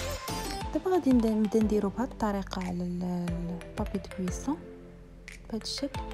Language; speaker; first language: Arabic; native; Arabic